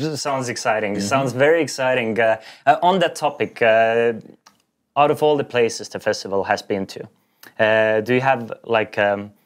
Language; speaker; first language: English; non-native, fluent; Estonian